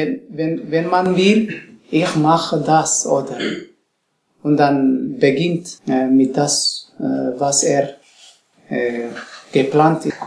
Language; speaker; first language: German; non-native, learner; Tigrinya